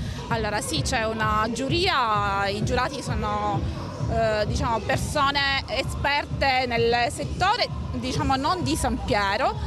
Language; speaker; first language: Italian; native; Italian